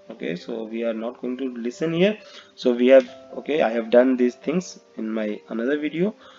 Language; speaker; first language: English; non-native, local second language; Hindi